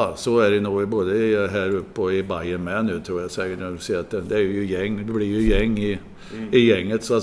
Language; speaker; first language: Swedish; native; Swedish